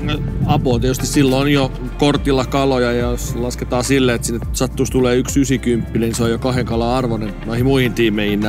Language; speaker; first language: Finnish; native; Finnish